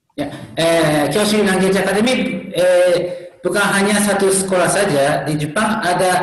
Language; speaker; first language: Indonesian; non-native, learner; Japanese